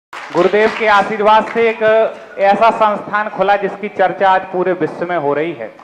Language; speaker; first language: Hindi; native; Hindi